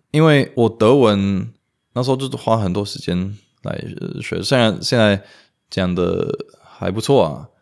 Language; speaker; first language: Chinese; non-native, fluent; Romanian